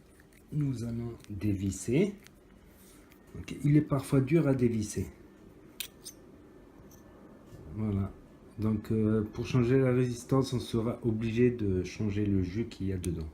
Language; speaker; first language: French; native; French